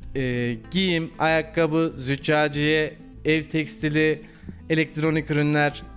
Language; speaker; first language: Turkish; native; Turkish